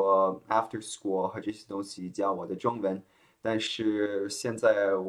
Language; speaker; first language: Chinese; early bilingual, heritage; Chinese